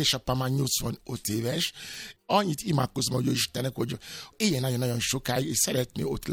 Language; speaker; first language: Hungarian; non-native, fluent; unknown